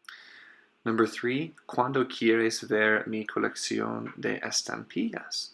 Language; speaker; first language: Spanish; non-native, fluent; English